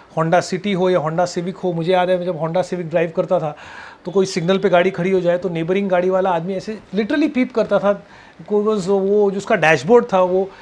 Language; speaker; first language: Hindi; non-native, local second language; Marathi